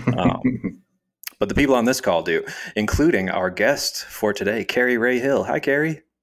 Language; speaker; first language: English; native; English